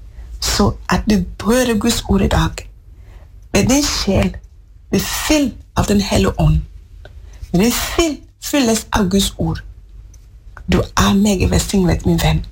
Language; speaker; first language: Norwegian; non-native, fluent; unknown